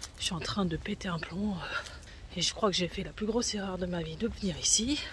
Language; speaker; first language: French; native; French